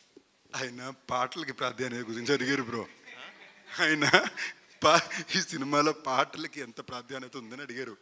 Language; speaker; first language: Telugu; native; Telugu